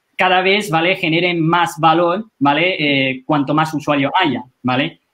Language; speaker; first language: Spanish; non-native, fluent; Chinese